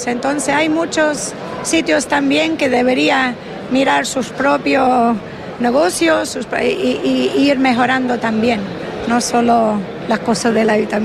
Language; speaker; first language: Spanish; non-native, fluent; English